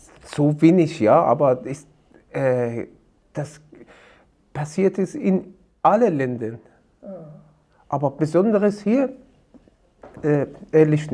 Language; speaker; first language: German; non-native, learner; Persian